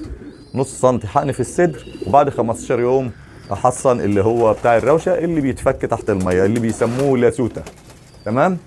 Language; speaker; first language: Arabic; native; Arabic